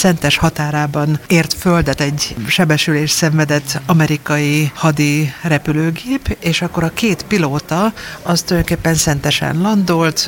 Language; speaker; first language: Hungarian; native; Hungarian